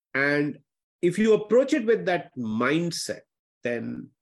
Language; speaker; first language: English; non-native, local second language; Hindi